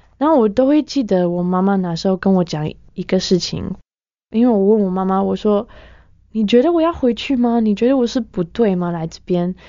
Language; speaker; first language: Chinese; non-native, fluent; English